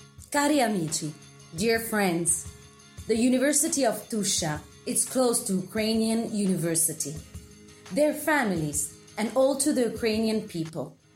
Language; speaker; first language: English; non-native, fluent; Italian